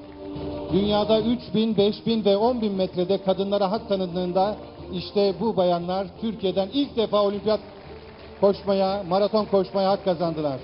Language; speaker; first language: Turkish; native; Turkish